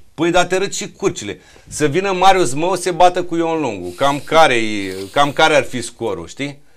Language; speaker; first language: Romanian; native; Romanian